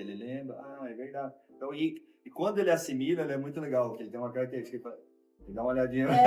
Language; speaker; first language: Portuguese; native; Portuguese